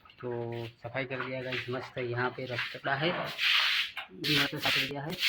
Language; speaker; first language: Hindi; non-native, local second language; Gujarati